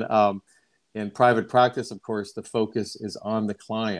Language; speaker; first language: English; native; English